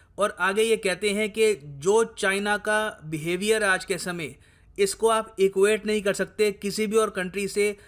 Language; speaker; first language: Hindi; native; Hindi